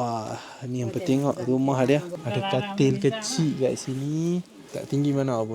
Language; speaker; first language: Malay; native; Malay